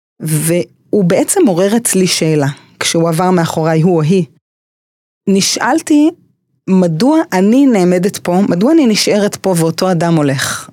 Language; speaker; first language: Hebrew; early bilingual, other home language; English